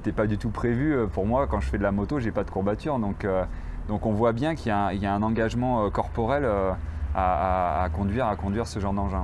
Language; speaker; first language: French; native; French